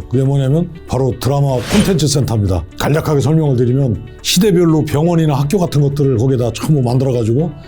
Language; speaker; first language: Korean; native; Korean